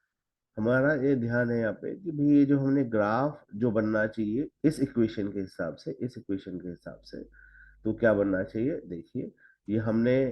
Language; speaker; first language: Hindi; native; Hindi